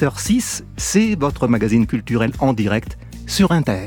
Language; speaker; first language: French; native; French